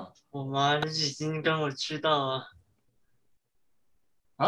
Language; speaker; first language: Chinese; early bilingual, heritage; Chinese